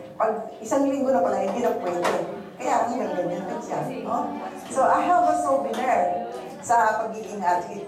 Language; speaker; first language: Filipino; non-native, local second language; Bikol